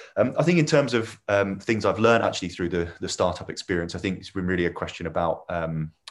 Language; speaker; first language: English; native; English